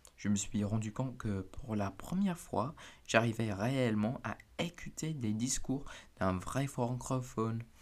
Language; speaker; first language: French; non-native, fluent; English